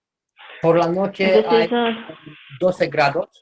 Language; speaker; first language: Spanish; non-native, fluent; Romanian